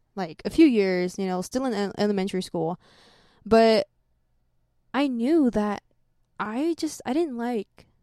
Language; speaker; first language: English; native; English